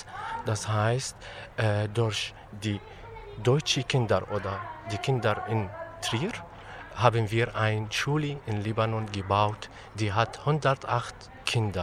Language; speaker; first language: German; non-native, fluent; Arabic